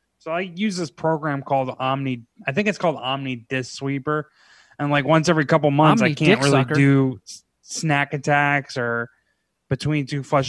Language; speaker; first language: English; native; English